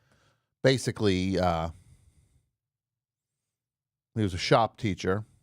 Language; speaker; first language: English; native; English